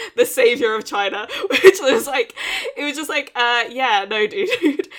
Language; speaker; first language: English; early bilingual, other home language; Malay